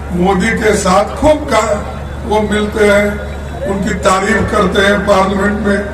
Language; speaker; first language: Hindi; non-native, local second language; Kannada